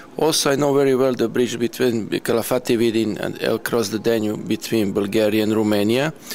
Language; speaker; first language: English; non-native, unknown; Serbian